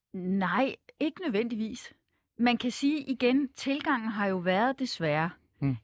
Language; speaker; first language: Danish; native; Danish